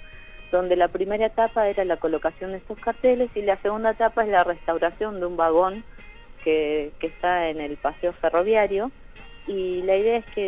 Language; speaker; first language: Spanish; native; Spanish